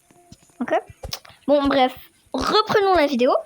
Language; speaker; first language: French; native; French